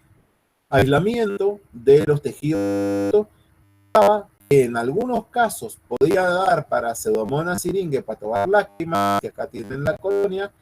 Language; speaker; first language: Spanish; native; Spanish